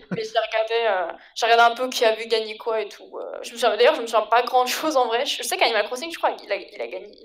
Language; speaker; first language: French; native; French